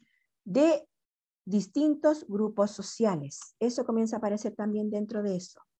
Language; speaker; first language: Spanish; native; Spanish